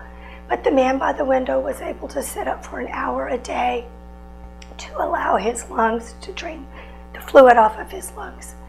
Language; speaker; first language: English; native; English